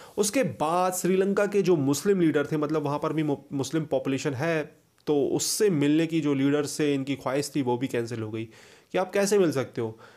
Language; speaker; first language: Hindi; native; Hindi